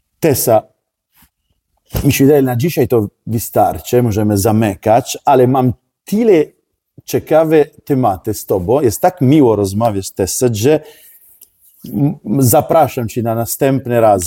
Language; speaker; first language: Polish; non-native, learner; Italian